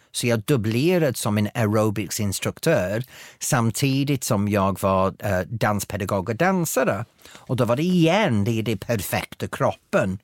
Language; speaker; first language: Swedish; non-native, fluent; English